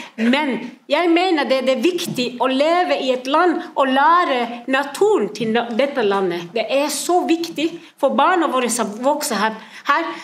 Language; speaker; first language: Norwegian; non-native, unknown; Somali